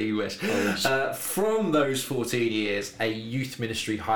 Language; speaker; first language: English; native; English